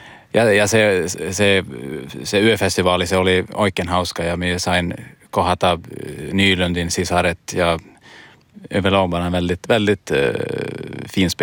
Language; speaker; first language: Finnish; non-native, learner; Swedish